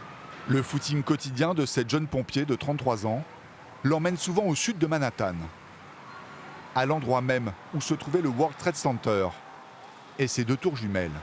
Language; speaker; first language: French; native; French